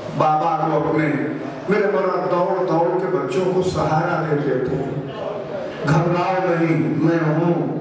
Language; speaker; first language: Urdu; native; Urdu